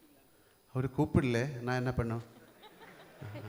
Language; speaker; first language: Tamil; non-native, local second language; Malayalam